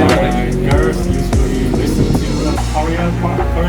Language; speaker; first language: English; non-native, fluent; Vietnamese